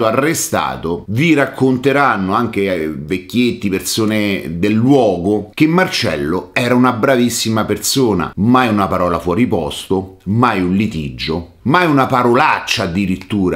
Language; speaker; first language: Italian; native; Italian